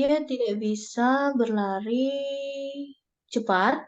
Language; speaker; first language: Indonesian; non-native, learner; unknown